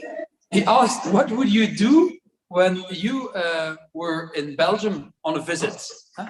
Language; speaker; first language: English; non-native, fluent; Dutch